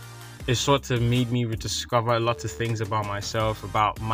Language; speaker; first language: English; non-native, local second language; Yoruba